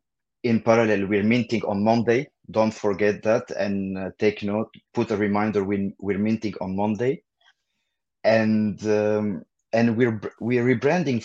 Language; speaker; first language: English; non-native, fluent; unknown